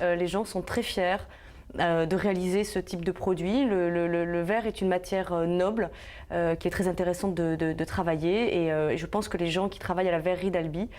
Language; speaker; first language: French; native; French